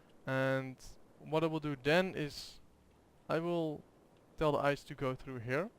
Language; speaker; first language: English; non-native, fluent; Dutch